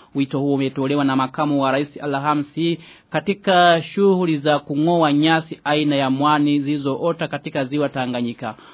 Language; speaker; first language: Swahili; non-native, local second language; Rundi